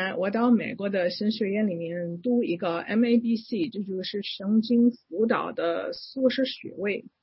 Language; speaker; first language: Chinese; non-native, fluent; English